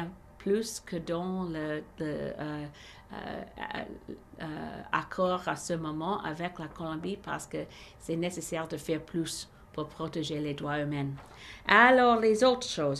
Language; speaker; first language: French; non-native, learner; English